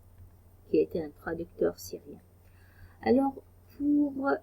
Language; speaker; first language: French; non-native, fluent; Arabic